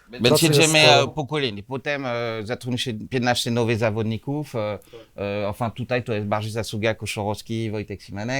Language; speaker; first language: Polish; non-native, learner; French